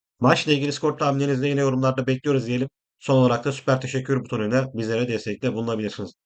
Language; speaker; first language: Turkish; native; Turkish